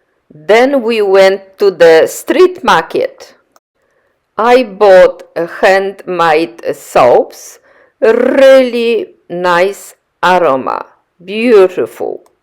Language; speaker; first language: English; non-native, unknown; Polish